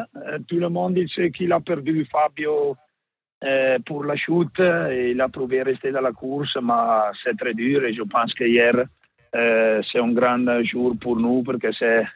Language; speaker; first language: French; non-native, learner; Italian